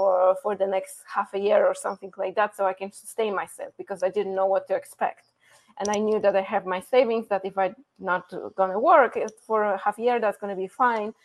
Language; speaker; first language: English; non-native, fluent; Polish